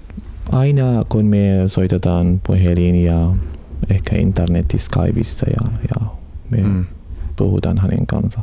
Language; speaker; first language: Finnish; non-native, learner; Arabic